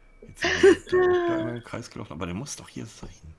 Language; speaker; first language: German; native; German